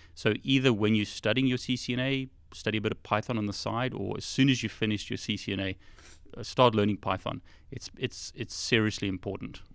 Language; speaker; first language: English; native; English